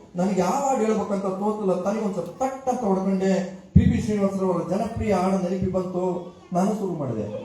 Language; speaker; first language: Kannada; native; Kannada